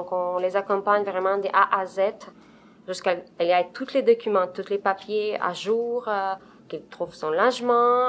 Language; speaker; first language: French; non-native, fluent; Romanian